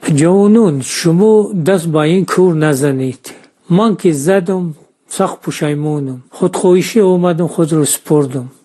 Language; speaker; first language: Tajik; non-native, local second language; Shughni